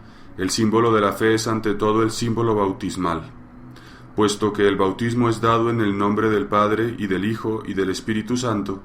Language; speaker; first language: Spanish; native; Spanish